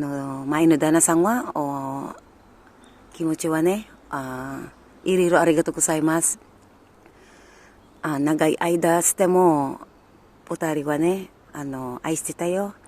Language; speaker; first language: Japanese; non-native, learner; Filipino